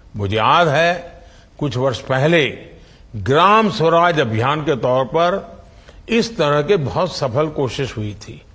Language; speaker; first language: Hindi; non-native, local second language; Gujarati